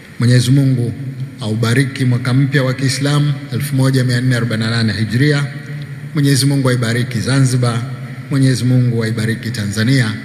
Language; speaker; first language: Swahili; native; Swahili